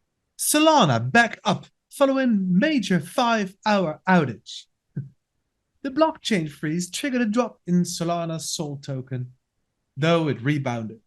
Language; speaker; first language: English; non-native, fluent; Dutch